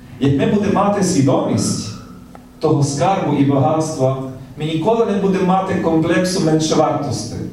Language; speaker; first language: Ukrainian; native; Ukrainian